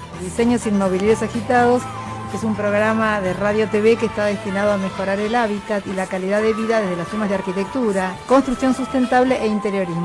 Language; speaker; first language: Spanish; native; Spanish